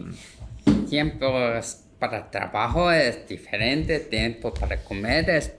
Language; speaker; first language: Spanish; non-native, learner; Korean